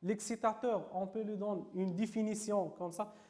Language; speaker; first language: French; non-native, local second language; Arabic